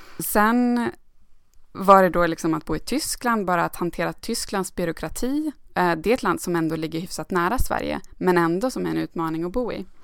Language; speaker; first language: Swedish; native; Swedish